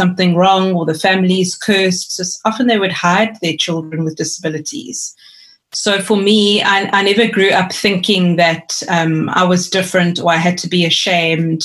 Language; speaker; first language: English; native; English